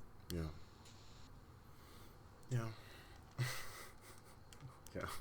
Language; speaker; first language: English; non-native, learner; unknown